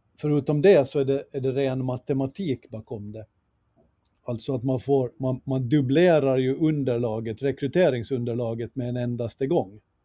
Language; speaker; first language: Swedish; native; Swedish